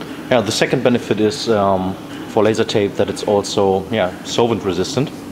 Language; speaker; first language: English; non-native, fluent; German